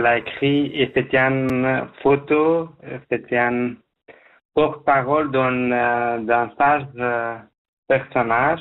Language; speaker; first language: French; non-native, fluent; Persian